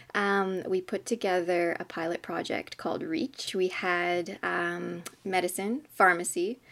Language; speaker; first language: English; native; English